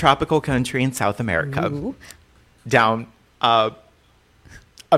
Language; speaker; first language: English; non-native, fluent; Portuguese